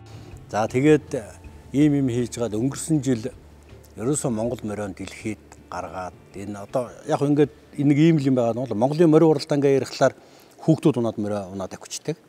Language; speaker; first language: Mongolian; native; Mongolian